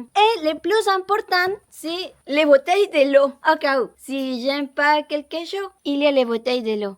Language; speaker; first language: French; non-native, learner; Spanish